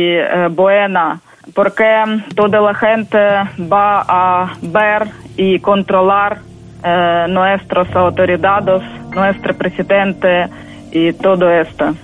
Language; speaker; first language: Spanish; non-native, fluent; Ukrainian